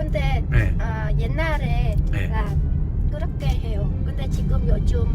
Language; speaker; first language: Korean; non-native, learner; Vietnamese